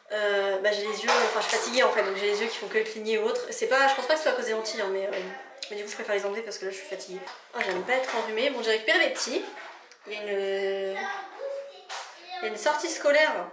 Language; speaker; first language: French; native; French